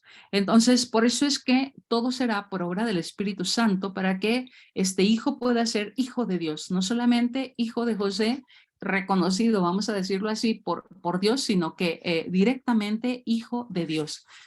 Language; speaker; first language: Spanish; native; Spanish